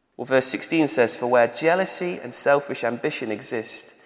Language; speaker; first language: English; native; English